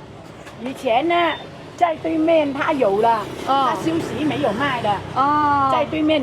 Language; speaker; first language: Chinese; early bilingual, heritage; Chinese